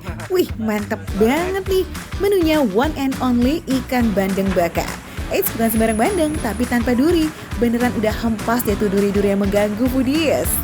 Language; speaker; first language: Indonesian; native; Indonesian